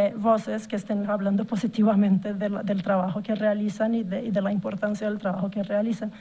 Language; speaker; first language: Spanish; non-native, fluent; Portuguese